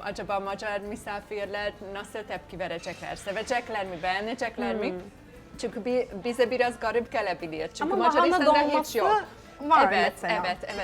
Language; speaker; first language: Turkish; non-native, fluent; Hungarian